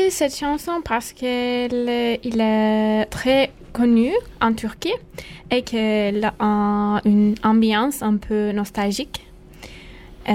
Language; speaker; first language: French; non-native, learner; Turkish